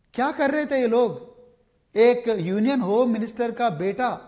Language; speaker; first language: Hindi; non-native, local second language; Telugu